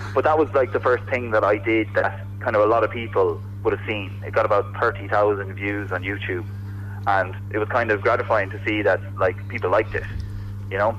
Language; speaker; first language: English; native; English